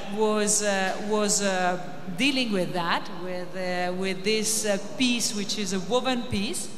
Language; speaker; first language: English; non-native, fluent; Italian